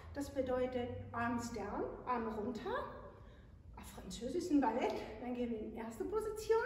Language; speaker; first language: German; non-native, fluent; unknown